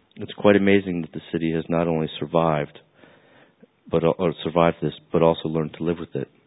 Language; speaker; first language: English; native; English